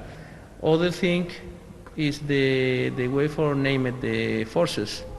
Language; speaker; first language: English; non-native, learner; Spanish